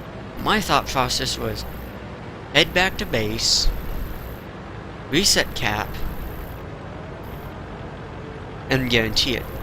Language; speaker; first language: English; native; English